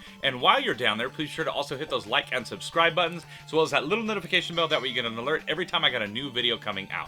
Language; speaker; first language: English; native; English